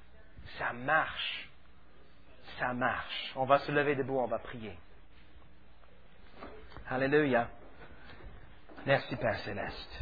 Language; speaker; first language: French; native; French